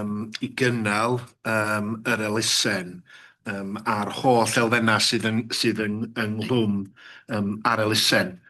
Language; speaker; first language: Welsh; native; Welsh